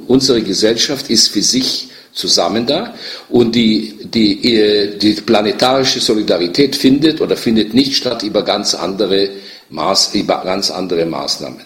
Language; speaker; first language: German; native; German